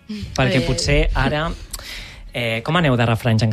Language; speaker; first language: Catalan; native; Catalan